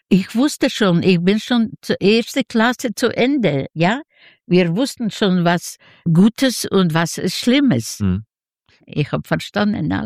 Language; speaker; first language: German; non-native, learner; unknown